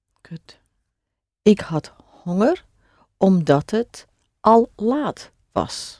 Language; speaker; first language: Dutch; non-native, fluent; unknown